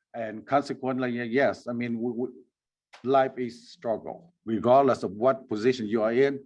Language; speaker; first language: English; non-native, fluent; Vietnamese